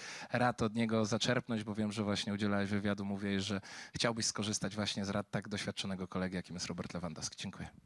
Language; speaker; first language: Polish; native; Polish